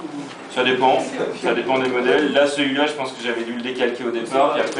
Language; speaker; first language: French; native; French